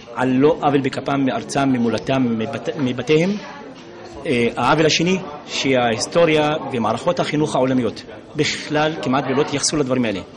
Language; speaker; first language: Hebrew; non-native, local second language; Adyghe